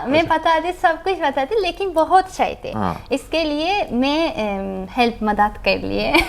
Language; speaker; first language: Hindi; non-native, learner; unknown